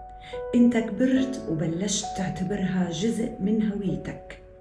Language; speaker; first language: Arabic; native; Arabic